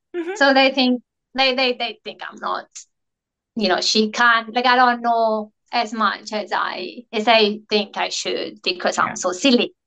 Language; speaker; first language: English; non-native, fluent; Italian